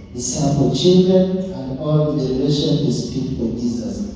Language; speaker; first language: English; non-native, local second language; Swahili